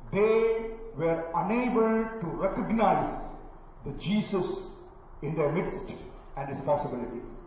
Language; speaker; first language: English; non-native, local second language; Malayalam